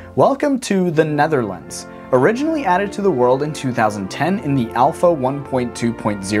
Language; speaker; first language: English; native; English